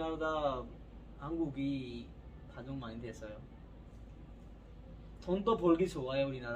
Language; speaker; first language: Korean; non-native, learner; Urdu